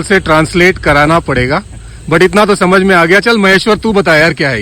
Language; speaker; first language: Hindi; native; Hindi